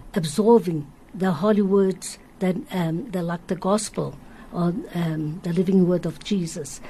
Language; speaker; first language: English; non-native, learner; Portuguese